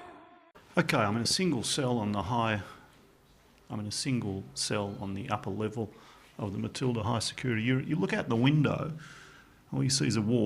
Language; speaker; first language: English; native; English